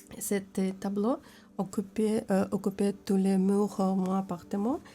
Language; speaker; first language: French; non-native, learner; Ukrainian